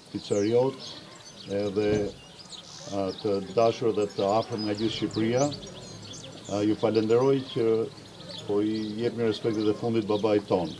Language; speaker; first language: Albanian; native; Albanian